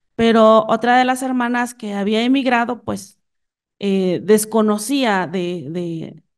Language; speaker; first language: Spanish; non-native, local second language; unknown